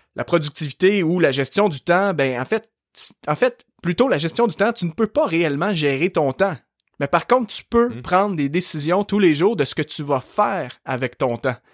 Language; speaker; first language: French; native; French